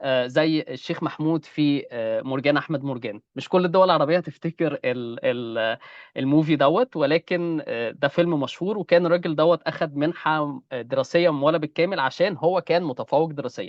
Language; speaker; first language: Arabic; native; Arabic